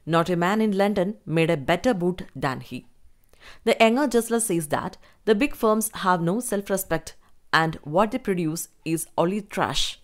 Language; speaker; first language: English; non-native, local second language; Malayalam